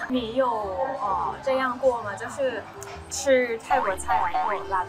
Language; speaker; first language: Chinese; non-native, fluent; Thai